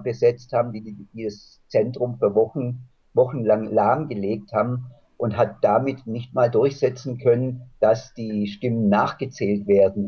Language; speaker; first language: German; native; German